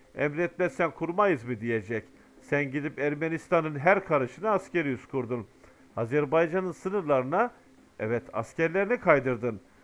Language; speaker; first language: Turkish; native; Turkish